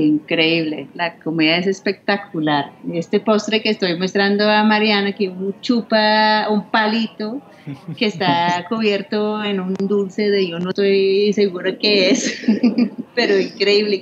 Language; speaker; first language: Spanish; non-native, fluent; English